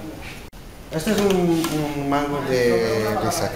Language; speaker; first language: Spanish; non-native, learner; Portuguese